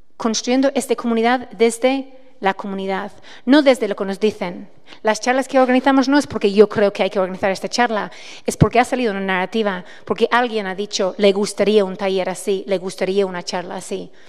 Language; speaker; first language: Spanish; non-native, fluent; English